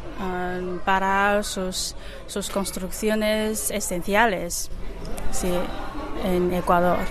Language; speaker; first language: Spanish; non-native, learner; Chinese